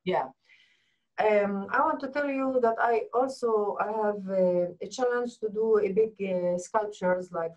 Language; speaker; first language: English; non-native, learner; Arabic